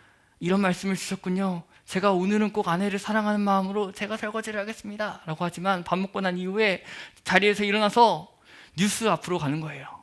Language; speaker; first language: Korean; native; Korean